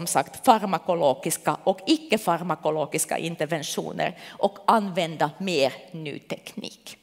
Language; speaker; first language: Swedish; non-native, local second language; Finnish